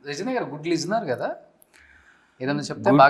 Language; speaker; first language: Telugu; native; Telugu